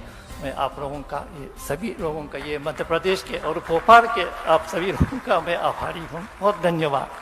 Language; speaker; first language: Hindi; non-native, fluent; Japanese